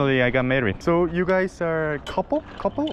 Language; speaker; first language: English; non-native, learner; Korean